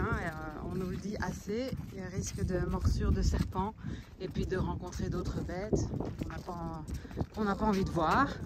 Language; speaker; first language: French; native; French